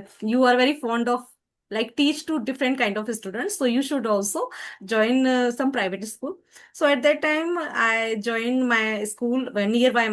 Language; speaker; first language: English; non-native, learner; Hindi